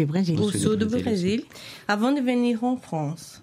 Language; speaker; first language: French; non-native, learner; Portuguese